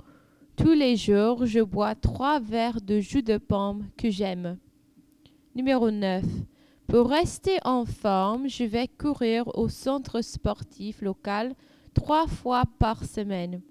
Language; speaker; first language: French; non-native, learner; English